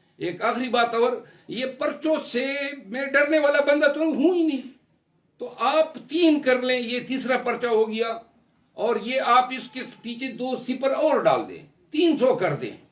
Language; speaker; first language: Urdu; non-native, local second language; Pashto